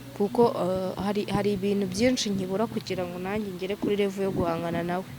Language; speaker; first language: Kinyarwanda; early bilingual, other home language; Rundi